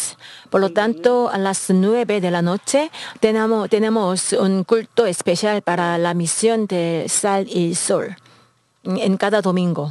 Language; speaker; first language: Spanish; non-native, learner; Korean